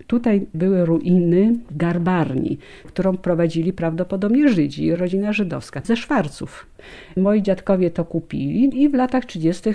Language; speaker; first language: Polish; native; Polish